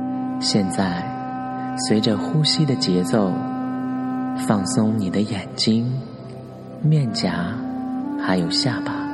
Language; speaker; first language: Chinese; native; Chinese